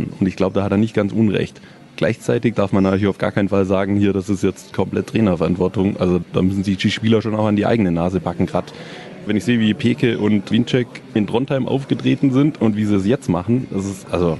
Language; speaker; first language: German; native; German